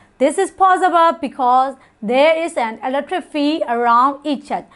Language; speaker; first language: English; non-native, fluent; Burmese